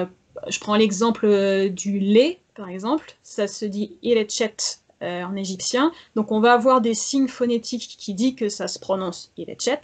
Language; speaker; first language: French; native; French